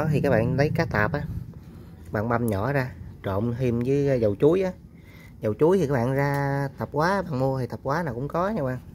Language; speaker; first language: Vietnamese; native; Vietnamese